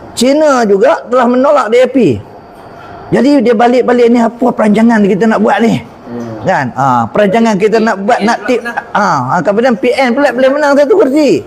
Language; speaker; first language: Malay; native; Malay